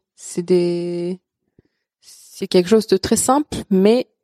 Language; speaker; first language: French; non-native, fluent; Swedish